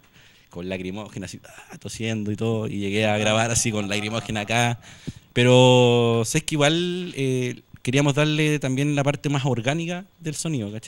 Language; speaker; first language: Spanish; native; Spanish